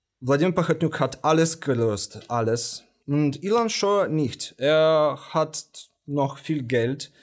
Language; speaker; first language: German; non-native, fluent; Romanian